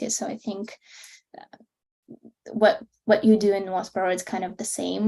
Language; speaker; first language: English; non-native, fluent; Russian